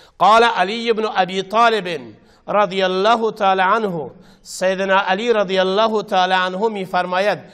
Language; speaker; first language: Persian; non-native, local second language; Baluchi